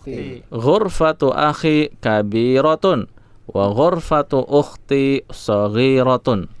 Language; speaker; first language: Arabic; non-native, fluent; Indonesian